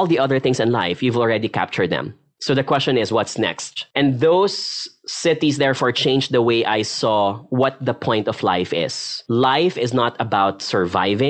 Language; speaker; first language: English; non-native, local second language; Filipino